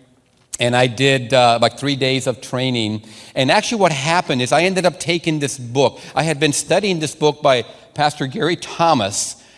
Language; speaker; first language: English; non-native, fluent; Spanish